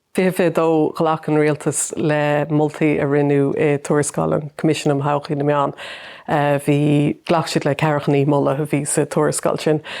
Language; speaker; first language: Irish; native; Irish